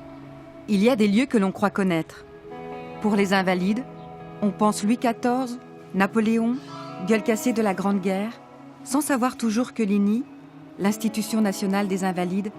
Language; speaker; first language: French; native; French